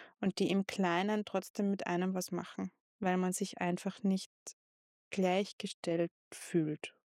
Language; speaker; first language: German; native; German